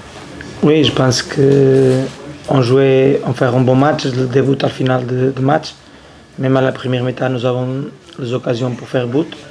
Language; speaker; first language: French; non-native, learner; Portuguese